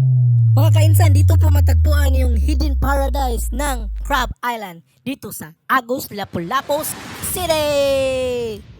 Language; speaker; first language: Filipino; non-native, local second language; Cebuano